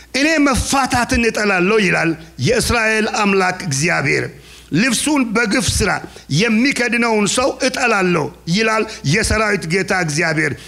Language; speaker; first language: Amharic; non-native, local second language; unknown